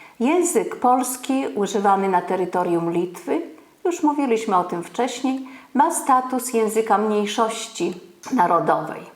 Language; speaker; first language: Polish; native; Polish